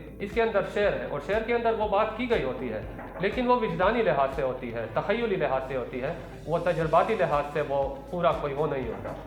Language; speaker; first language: Urdu; non-native, local second language; Pashto